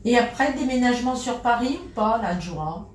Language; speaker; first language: French; native; French